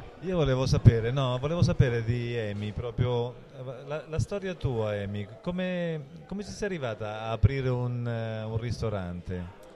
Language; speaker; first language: Italian; native; Italian